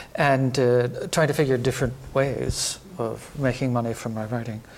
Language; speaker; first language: English; native; English